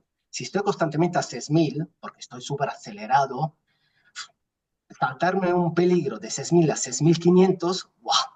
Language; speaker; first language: Spanish; non-native, fluent; Italian